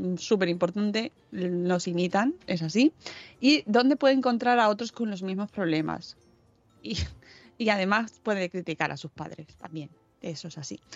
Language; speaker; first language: Spanish; native; Spanish